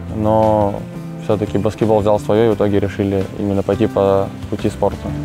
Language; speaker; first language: Russian; native; Russian